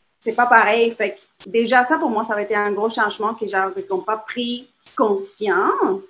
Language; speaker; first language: French; non-native, fluent; Spanish